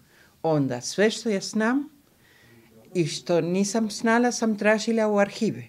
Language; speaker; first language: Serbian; early bilingual, heritage; Spanish